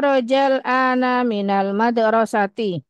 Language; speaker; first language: Arabic; non-native, fluent; Indonesian